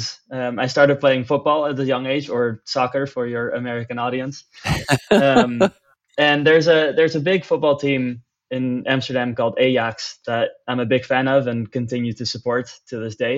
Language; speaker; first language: English; non-native, fluent; Dutch